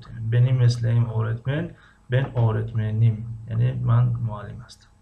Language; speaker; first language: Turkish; non-native, fluent; Tajik